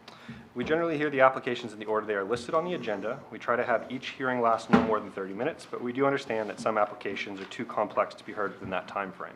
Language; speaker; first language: English; native; English